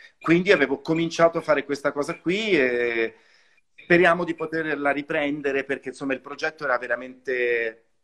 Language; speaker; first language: Italian; native; Italian